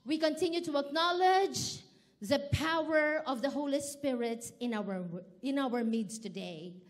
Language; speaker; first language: English; non-native, local second language; Filipino